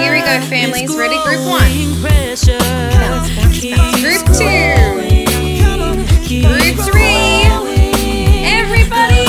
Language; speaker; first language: English; native; English